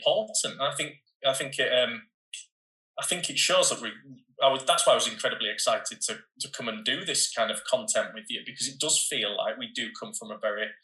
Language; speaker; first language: English; native; English